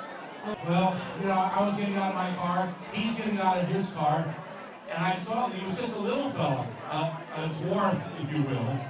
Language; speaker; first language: English; native; English